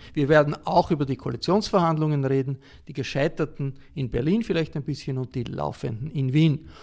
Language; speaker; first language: German; native; German